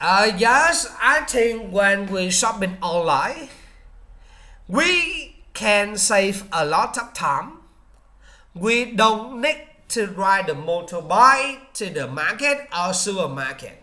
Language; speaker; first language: English; non-native, learner; Vietnamese